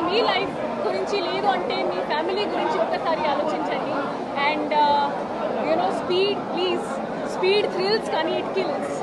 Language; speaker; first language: Telugu; non-native, fluent; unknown